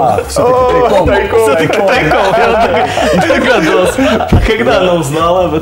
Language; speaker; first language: Russian; native; Russian